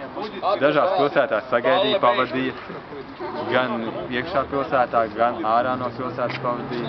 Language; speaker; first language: Latvian; non-native, local second language; Russian